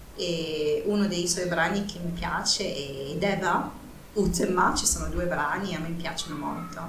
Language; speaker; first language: Italian; non-native, fluent; Arabic